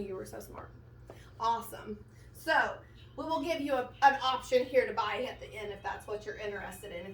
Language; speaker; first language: English; native; English